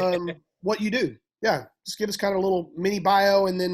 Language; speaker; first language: English; native; English